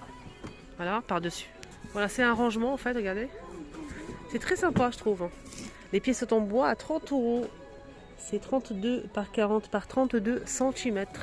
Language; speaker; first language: French; native; French